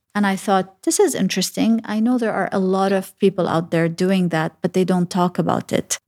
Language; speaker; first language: English; early bilingual, other home language; Arabic